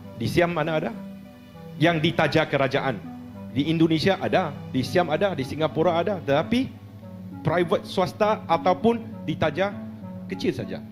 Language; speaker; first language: Malay; non-native, local second language; Chinese